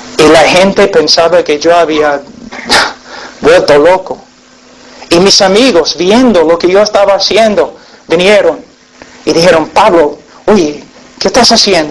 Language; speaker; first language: Spanish; non-native, fluent; English